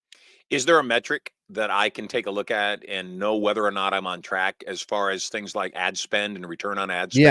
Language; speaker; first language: English; native; English